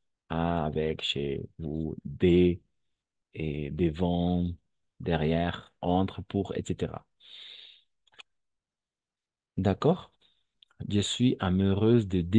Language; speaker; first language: French; non-native, fluent; Spanish